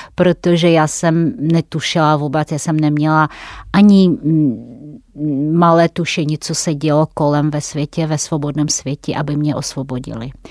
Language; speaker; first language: Czech; non-native, fluent; Russian